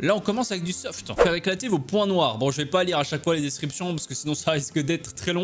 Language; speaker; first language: French; native; French